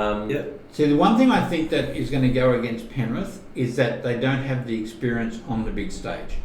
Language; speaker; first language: English; native; English